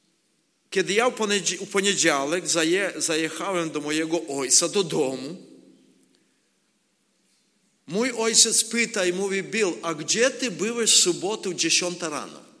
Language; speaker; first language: Polish; non-native, learner; Ukrainian